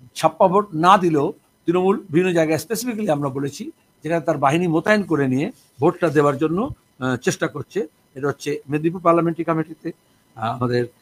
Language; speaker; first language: Bangla; native; Bangla